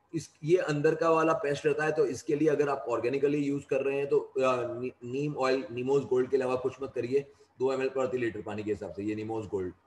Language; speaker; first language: Hindi; non-native, local second language; Gujarati